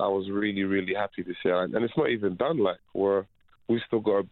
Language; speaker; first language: English; non-native, local second language; French